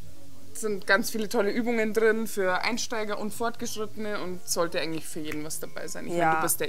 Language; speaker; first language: German; native; German